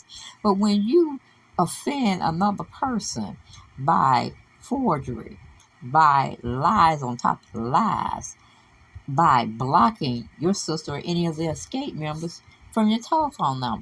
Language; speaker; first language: English; native; English